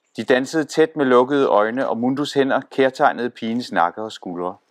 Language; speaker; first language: Danish; native; Danish